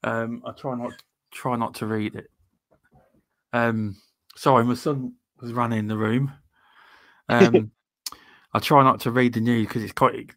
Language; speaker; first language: English; native; English